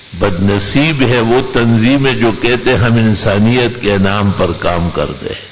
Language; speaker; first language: Urdu; non-native, local second language; Pashto